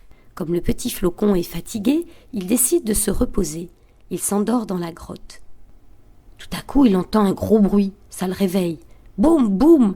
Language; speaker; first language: French; native; French